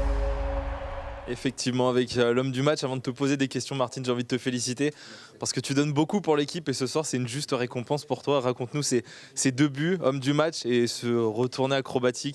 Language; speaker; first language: French; native; French